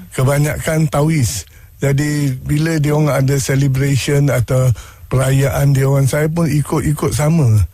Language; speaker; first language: Malay; early bilingual, other home language; Chinese